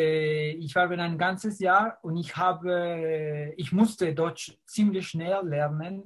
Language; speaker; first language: German; non-native, fluent; Spanish